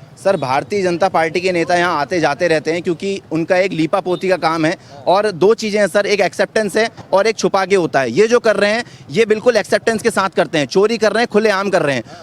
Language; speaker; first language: Hindi; native; Hindi